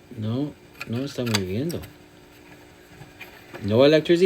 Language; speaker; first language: Spanish; non-native, learner; English